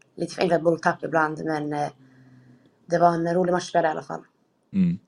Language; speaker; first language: Swedish; native; Swedish